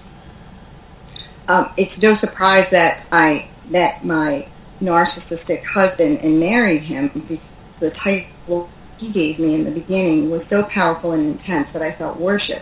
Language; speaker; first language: English; native; English